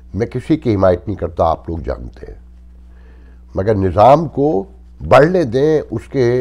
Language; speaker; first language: Urdu; native; Urdu